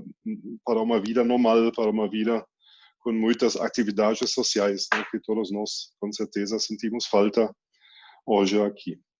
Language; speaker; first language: Portuguese; non-native, fluent; German